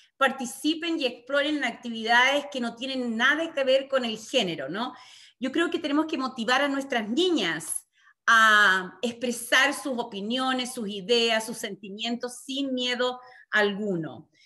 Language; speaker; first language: Spanish; native; Spanish